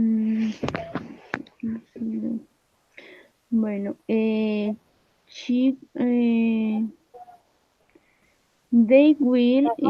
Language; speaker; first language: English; non-native, learner; Spanish